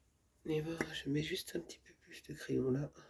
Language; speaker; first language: French; native; French